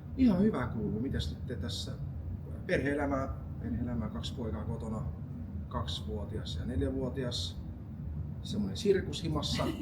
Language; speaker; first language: Finnish; early bilingual, other home language; Estonian